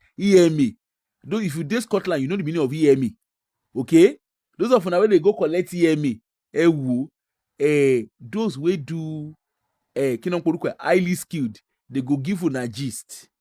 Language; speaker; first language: Nigerian Pidgin; non-native, local second language; Yoruba